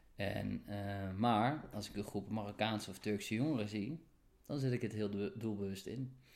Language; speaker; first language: Dutch; early bilingual, other home language; Turkish